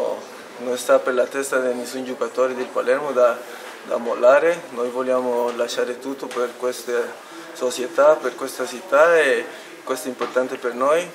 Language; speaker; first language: Italian; non-native, fluent; Spanish